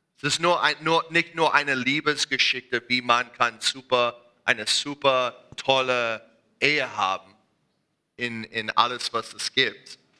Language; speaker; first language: German; non-native, learner; English